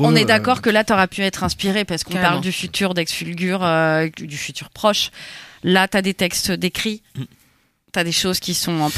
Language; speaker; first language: French; native; French